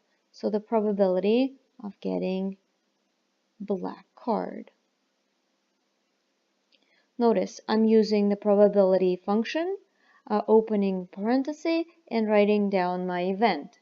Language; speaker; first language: English; non-native, fluent; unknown